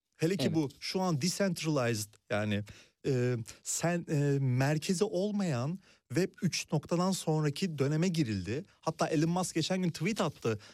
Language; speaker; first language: Turkish; native; Turkish